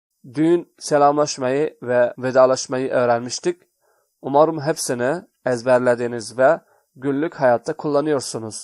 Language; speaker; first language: Turkish; non-native, fluent; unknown